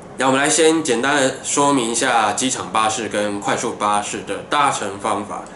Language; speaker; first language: Chinese; native; Chinese